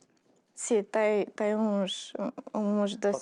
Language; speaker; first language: Portuguese; non-native, fluent; Russian